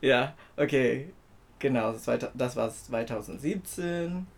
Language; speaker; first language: German; non-native, fluent; Filipino